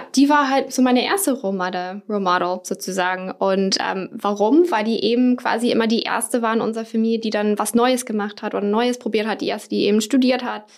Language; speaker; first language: German; non-native, fluent; English